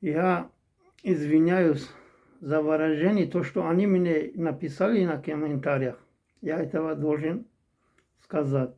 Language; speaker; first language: Russian; non-native, fluent; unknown